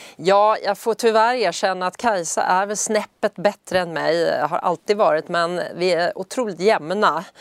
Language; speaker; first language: Swedish; native; Swedish